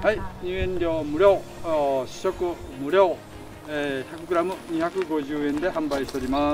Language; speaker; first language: Japanese; native; Japanese